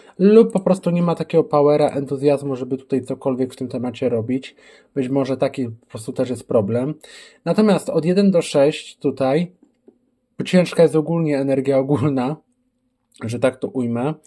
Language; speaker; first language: Polish; native; Polish